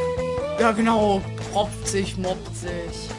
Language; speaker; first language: German; native; German